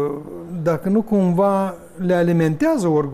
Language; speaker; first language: Romanian; native; Romanian